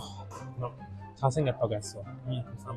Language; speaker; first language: Korean; non-native, fluent; English